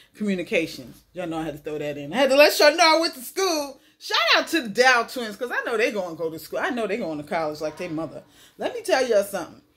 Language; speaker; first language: English; native; English